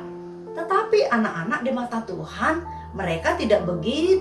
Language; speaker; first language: Indonesian; native; Indonesian